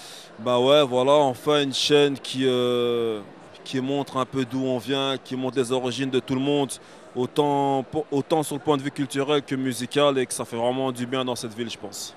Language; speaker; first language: French; native; French